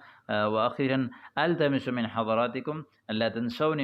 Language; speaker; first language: Arabic; non-native, fluent; Urdu